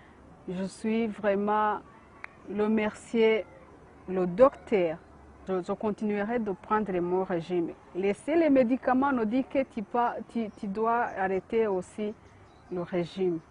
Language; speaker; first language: French; non-native, learner; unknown